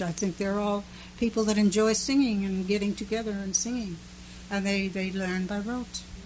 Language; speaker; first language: English; early bilingual, other home language; Finnish